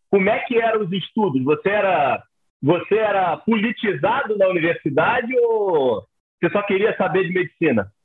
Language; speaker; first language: Portuguese; native; Portuguese